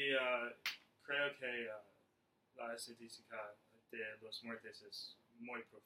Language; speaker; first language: Spanish; non-native, learner; English